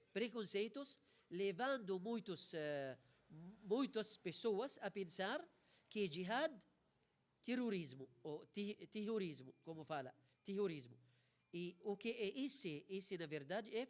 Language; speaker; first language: Portuguese; non-native, fluent; Arabic